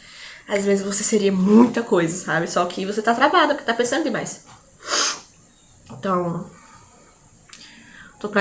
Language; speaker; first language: Portuguese; native; Portuguese